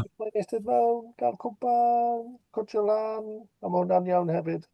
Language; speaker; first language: Welsh; native; Welsh